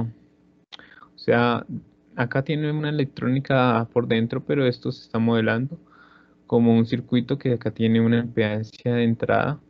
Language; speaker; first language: Spanish; native; Spanish